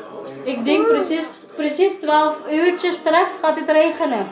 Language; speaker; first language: Dutch; non-native, learner; Waray